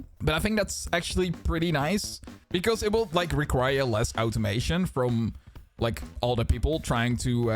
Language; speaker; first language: English; non-native, fluent; Dutch